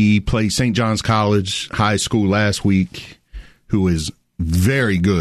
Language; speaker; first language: English; native; English